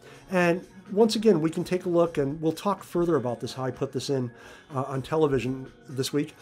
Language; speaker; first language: English; native; English